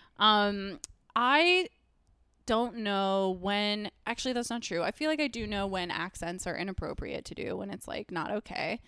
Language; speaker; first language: English; native; English